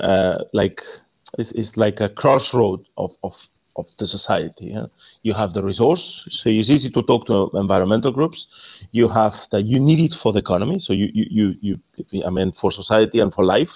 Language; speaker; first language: English; non-native, fluent; Spanish